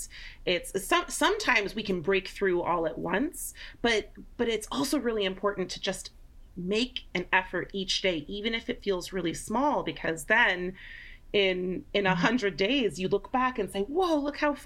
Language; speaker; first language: English; native; English